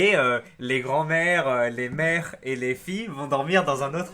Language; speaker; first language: French; native; French